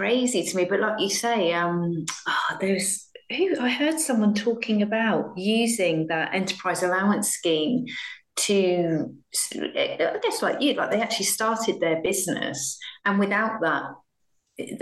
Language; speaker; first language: English; native; English